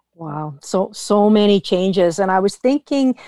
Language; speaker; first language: English; native; English